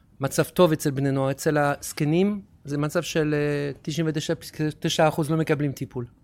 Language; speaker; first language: Hebrew; non-native, fluent; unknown